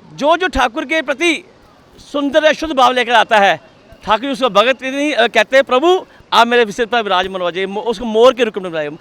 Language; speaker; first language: Hindi; non-native, local second language; Punjabi